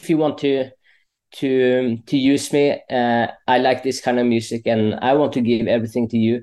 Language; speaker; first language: English; non-native, fluent; Norwegian